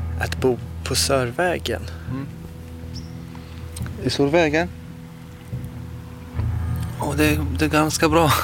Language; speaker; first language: Swedish; non-native, learner; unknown